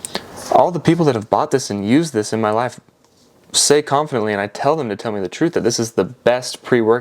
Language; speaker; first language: English; native; English